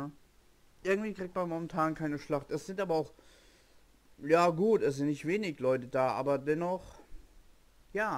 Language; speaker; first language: German; native; German